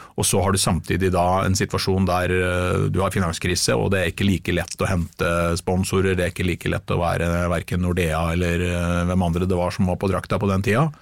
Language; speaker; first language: Norwegian; native; Norwegian